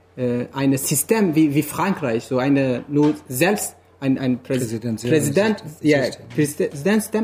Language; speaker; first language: German; non-native, fluent; Kurdish